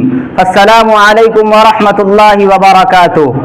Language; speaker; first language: Arabic; non-native, fluent; Urdu